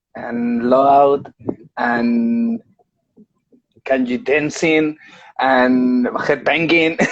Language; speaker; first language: English; non-native, learner; Spanish